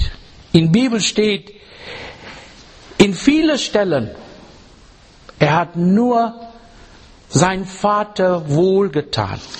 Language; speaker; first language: German; non-native, learner; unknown